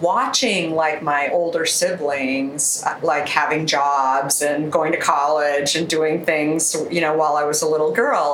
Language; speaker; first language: English; native; English